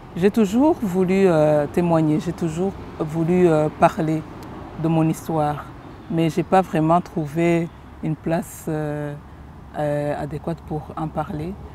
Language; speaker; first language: French; non-native, local second language; Kinyarwanda